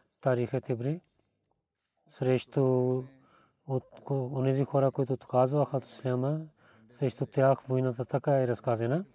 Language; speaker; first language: Bulgarian; non-native, learner; Urdu